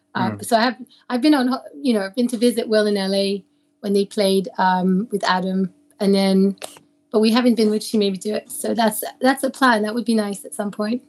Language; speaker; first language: English; native; English